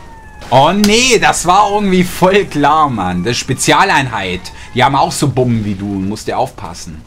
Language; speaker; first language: German; native; German